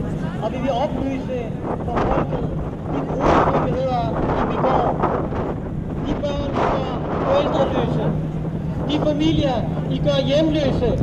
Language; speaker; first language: Danish; non-native, local second language; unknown